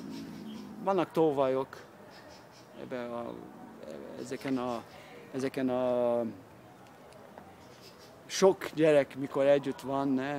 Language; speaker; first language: Hungarian; early bilingual, heritage; Hungarian